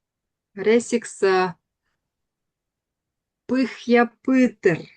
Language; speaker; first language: Estonian; non-native, learner; Russian